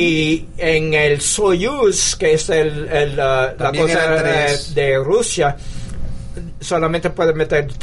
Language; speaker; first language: Spanish; early bilingual, heritage; English